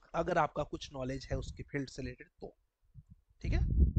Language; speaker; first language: Hindi; native; Hindi